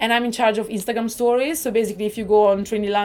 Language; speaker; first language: English; non-native, fluent; Italian